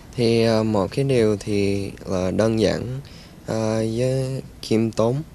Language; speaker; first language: Vietnamese; early bilingual, heritage; Vietnamese